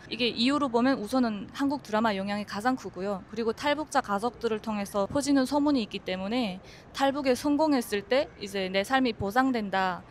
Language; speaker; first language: Korean; native; Korean